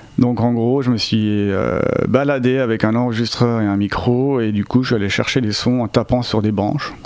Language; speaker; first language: French; native; French